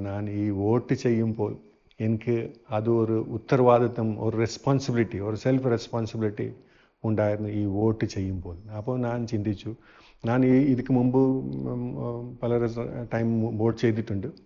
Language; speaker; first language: Malayalam; non-native, fluent; Hindi